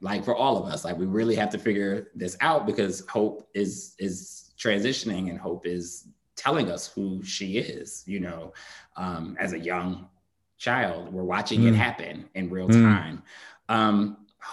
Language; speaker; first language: English; native; English